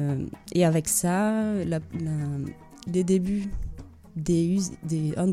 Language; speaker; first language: French; non-native, fluent; Portuguese